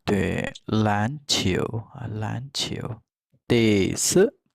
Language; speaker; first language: Chinese; non-native, fluent; Khmer